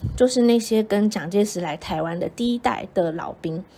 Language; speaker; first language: Chinese; native; Chinese